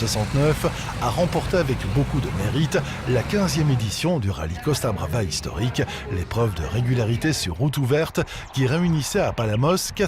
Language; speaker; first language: French; native; French